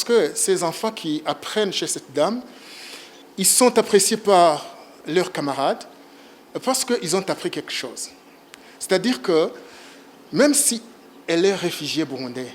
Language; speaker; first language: French; non-native, local second language; Rundi